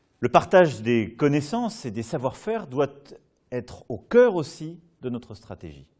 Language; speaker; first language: French; native; French